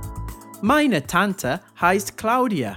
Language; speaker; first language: German; non-native, fluent; English